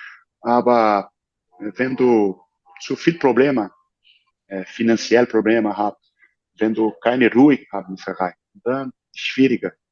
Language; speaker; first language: German; non-native, learner; Portuguese